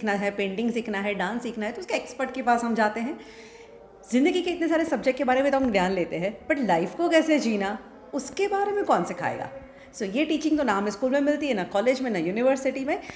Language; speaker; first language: Hindi; non-native, local second language; Gujarati